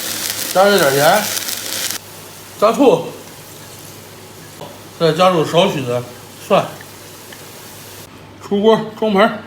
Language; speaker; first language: Chinese; native; Chinese